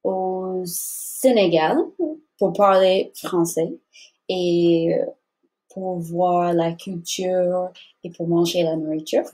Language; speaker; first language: French; non-native, fluent; English